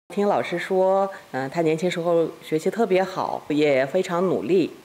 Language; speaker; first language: Chinese; non-native, fluent; Kazakh